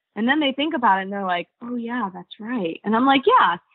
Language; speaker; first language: English; native; English